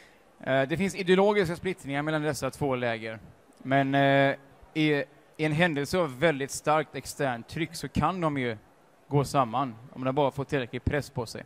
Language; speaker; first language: Swedish; native; Swedish